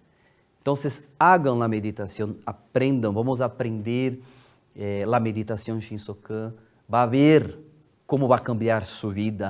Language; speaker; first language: Spanish; non-native, fluent; Portuguese